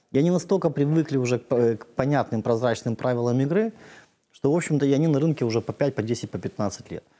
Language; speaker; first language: Russian; native; Russian